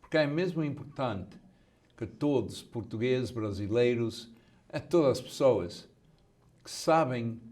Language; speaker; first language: Portuguese; early bilingual, heritage; Portuguese